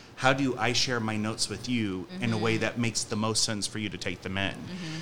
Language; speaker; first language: English; native; English